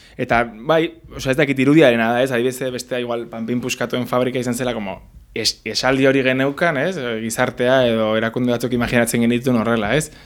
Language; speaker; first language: Basque; native; Basque